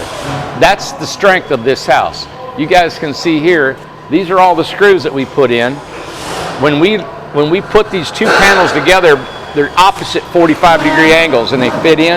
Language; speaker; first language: English; native; English